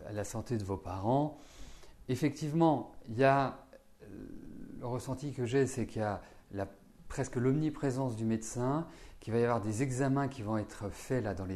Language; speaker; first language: French; native; French